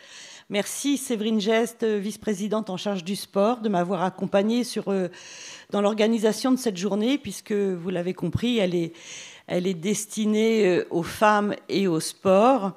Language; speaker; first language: French; native; French